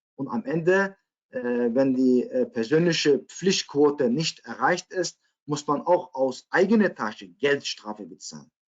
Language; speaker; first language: German; non-native, fluent; Uyghur